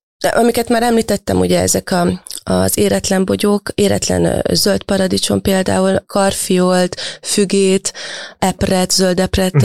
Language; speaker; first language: Hungarian; native; Hungarian